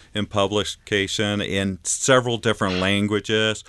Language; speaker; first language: English; native; English